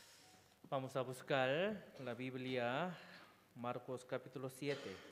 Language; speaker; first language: Spanish; non-native, learner; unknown